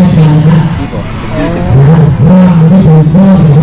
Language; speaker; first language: English; non-native, learner; Thai